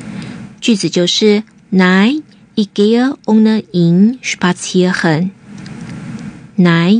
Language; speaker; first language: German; non-native, fluent; Chinese